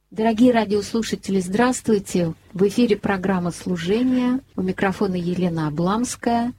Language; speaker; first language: Russian; native; Russian